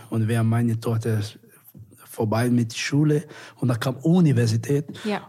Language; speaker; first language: German; non-native, learner; Portuguese